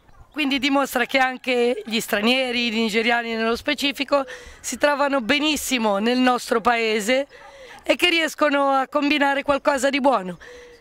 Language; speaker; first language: Italian; native; Italian